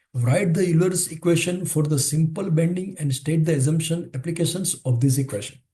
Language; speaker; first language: English; non-native, local second language; Gujarati